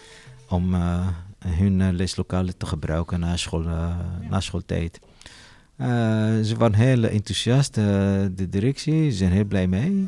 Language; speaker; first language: Dutch; non-native, local second language; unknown